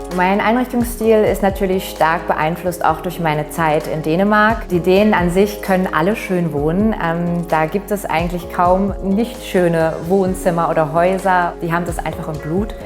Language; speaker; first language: German; native; German